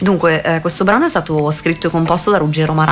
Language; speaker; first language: Italian; native; Italian